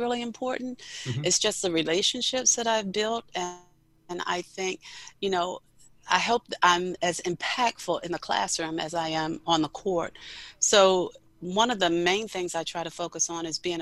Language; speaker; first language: English; native; English